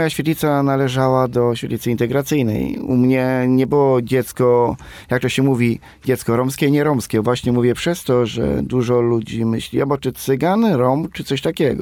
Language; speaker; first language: Polish; non-native, local second language; Romany